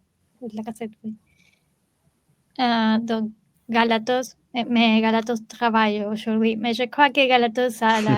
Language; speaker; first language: French; non-native, learner; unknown